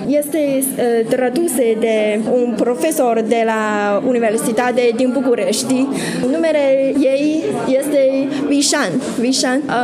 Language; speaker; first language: Romanian; non-native, fluent; Chinese